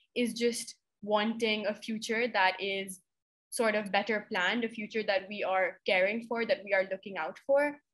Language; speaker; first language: English; non-native, local second language; Urdu